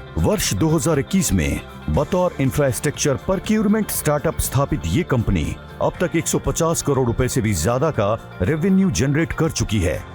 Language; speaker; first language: Hindi; native; Hindi